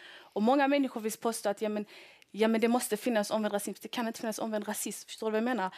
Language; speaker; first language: Swedish; early bilingual, other home language; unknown